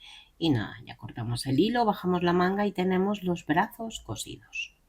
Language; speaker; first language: Spanish; native; Spanish